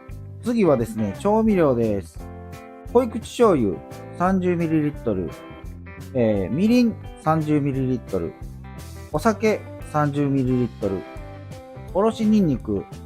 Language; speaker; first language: Japanese; native; Japanese